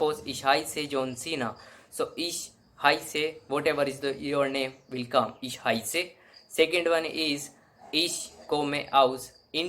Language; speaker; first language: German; non-native, local second language; Hindi